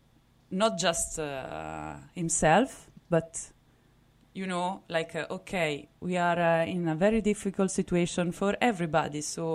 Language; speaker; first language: English; non-native, fluent; Italian